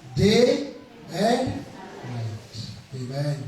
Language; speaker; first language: English; non-native, local second language; Swahili